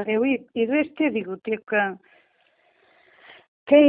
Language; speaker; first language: French; non-native, learner; Portuguese